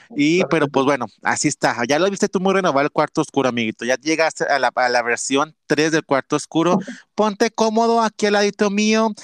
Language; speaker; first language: Spanish; native; Spanish